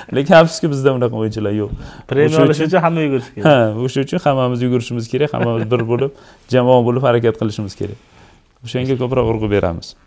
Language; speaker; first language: Uzbek; native; Uzbek